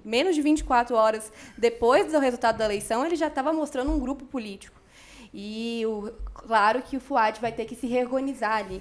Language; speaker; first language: Portuguese; native; Portuguese